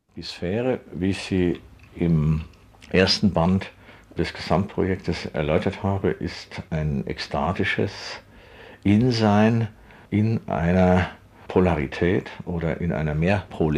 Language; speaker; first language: German; native; German